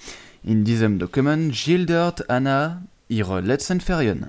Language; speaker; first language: German; non-native, learner; French